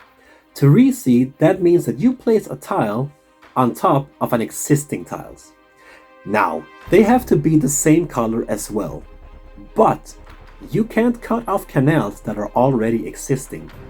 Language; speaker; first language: English; non-native, fluent; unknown